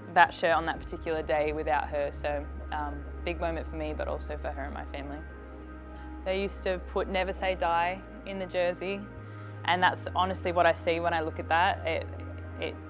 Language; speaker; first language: English; native; English